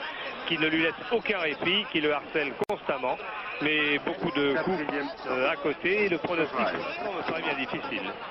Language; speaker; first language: French; native; French